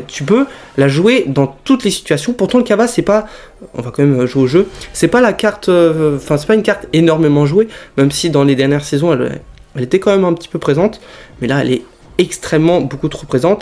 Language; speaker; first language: French; native; French